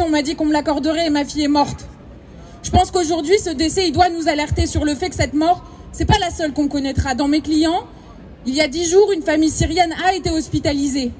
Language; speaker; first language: French; native; French